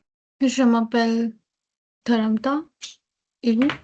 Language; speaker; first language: French; non-native, learner; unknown